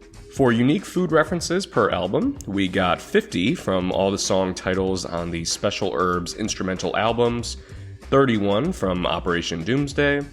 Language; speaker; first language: English; native; English